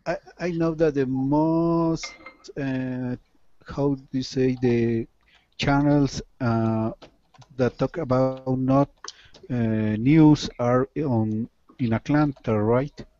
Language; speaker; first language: English; non-native, learner; Spanish